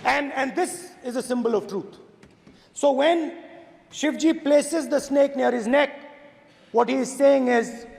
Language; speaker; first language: English; non-native, local second language; Hindi